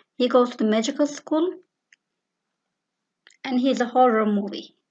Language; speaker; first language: English; non-native, fluent; Turkish